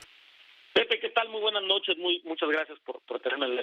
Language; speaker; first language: Spanish; native; Spanish